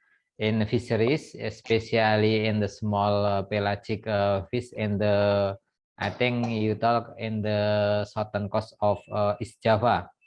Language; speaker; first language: English; non-native, fluent; Indonesian